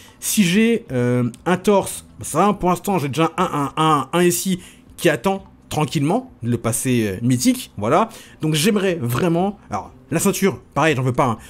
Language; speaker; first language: French; native; French